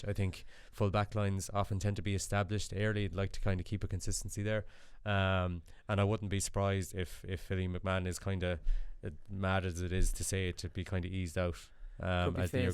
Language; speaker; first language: English; native; English